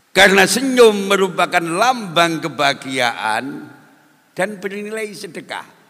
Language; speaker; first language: Indonesian; non-native, local second language; Javanese